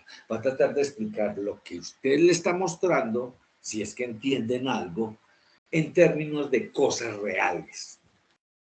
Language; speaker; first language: Spanish; native; Spanish